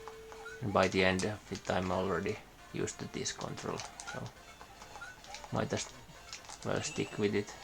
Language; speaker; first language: English; non-native, fluent; Finnish